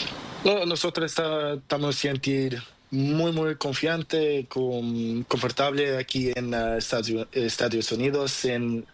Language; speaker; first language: Spanish; non-native, learner; Portuguese